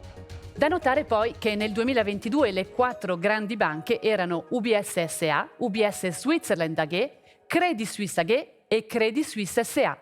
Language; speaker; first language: Italian; native; Italian